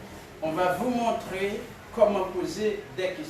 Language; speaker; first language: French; non-native, local second language; Haitian Creole